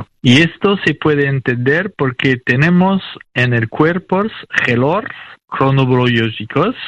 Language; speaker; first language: Spanish; non-native, fluent; French